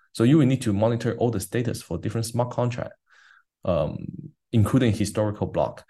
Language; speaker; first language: English; non-native, fluent; Chinese